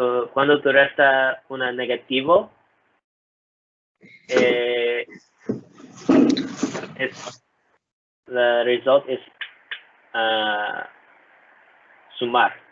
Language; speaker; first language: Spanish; non-native, learner; English